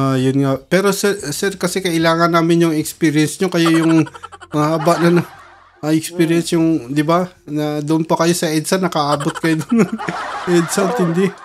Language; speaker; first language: Filipino; native; Filipino